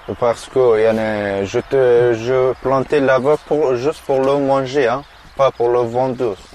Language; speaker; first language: French; non-native, learner; Persian